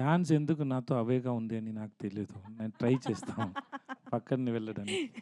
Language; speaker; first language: Telugu; non-native, learner; Tamil